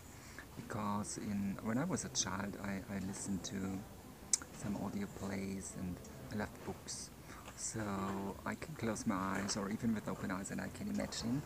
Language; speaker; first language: English; non-native, fluent; German